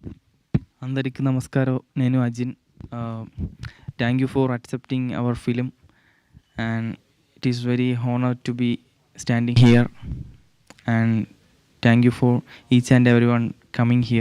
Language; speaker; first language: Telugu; non-native, learner; Malayalam